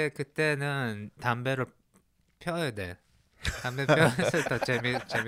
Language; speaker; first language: Korean; early bilingual, heritage; English